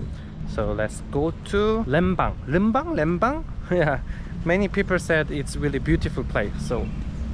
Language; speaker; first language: English; non-native, learner; Korean